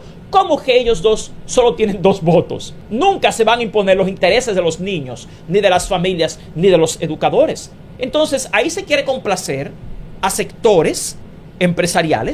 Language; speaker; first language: Spanish; native; Spanish